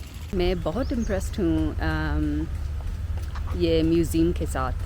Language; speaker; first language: Hindi; non-native, learner; English